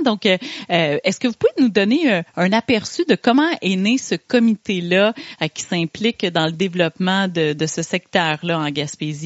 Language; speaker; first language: French; native; French